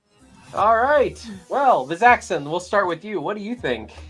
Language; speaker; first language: English; native; English